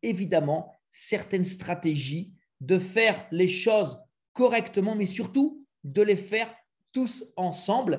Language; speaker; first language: French; native; French